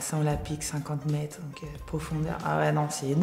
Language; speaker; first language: French; native; French